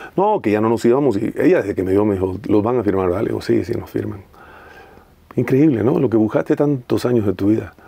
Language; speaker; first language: Spanish; native; Spanish